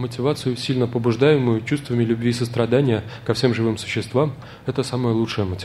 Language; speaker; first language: Russian; native; Russian